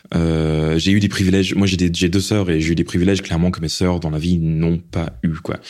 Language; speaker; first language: French; non-native, fluent; English